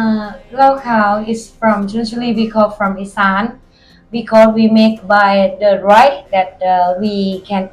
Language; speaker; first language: English; non-native, learner; Thai